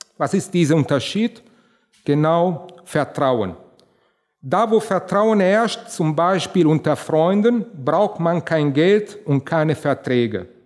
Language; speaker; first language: German; non-native, fluent; Italian